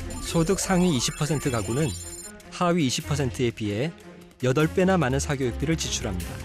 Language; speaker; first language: Korean; native; Korean